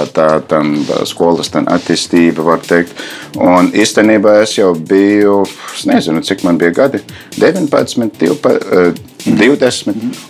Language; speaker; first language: Latvian; non-native, fluent; English